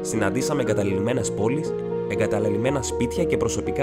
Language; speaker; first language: Greek; native; Greek